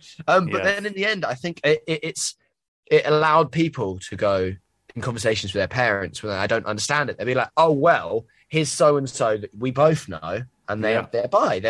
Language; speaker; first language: English; native; English